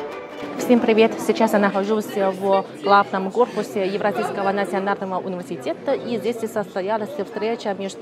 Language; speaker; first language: Russian; non-native, fluent; Chinese